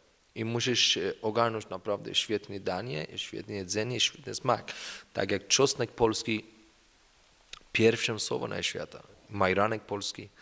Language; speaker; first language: Polish; non-native, learner; Persian